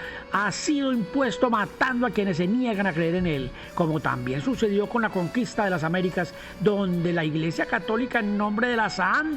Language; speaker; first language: Spanish; native; Spanish